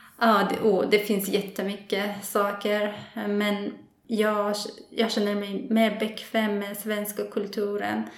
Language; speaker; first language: Swedish; non-native, fluent; Persian